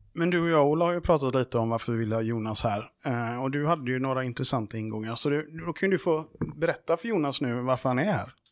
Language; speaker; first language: Swedish; native; Swedish